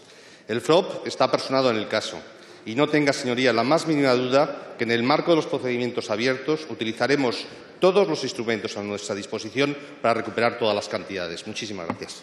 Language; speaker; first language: Spanish; native; Spanish